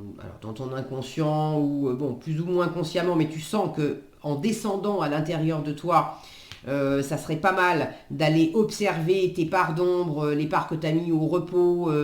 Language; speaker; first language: French; native; French